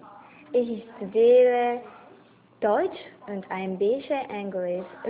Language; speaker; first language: German; non-native, learner; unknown